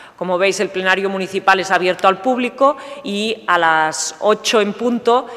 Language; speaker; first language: Spanish; non-native, local second language; Catalan